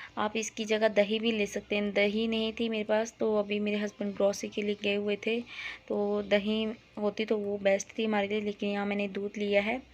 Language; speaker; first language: Hindi; non-native, local second language; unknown